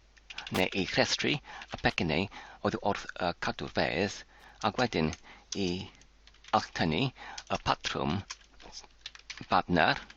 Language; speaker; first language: Welsh; non-native, learner; English